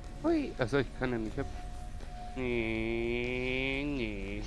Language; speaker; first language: German; native; German